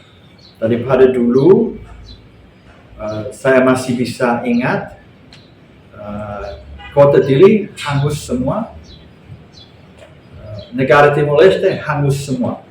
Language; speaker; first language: Indonesian; non-native, fluent; English